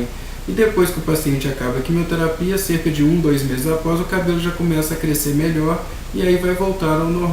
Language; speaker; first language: Portuguese; native; Portuguese